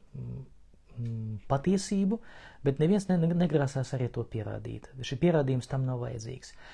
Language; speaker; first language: Latvian; non-native, local second language; Russian